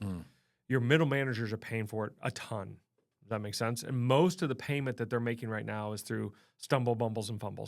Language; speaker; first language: English; native; English